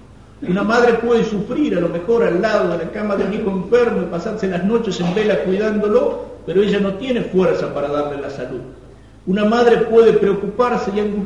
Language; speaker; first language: Spanish; native; Spanish